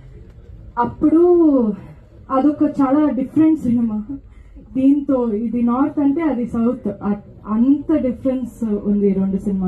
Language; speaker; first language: Telugu; non-native, fluent; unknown